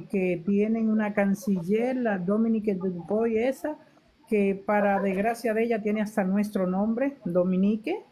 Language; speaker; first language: Spanish; native; Spanish